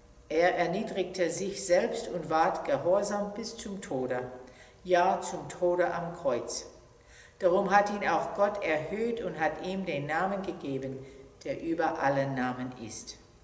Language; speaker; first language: German; non-native, fluent; English